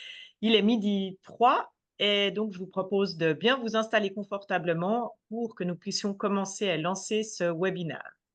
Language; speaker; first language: French; native; French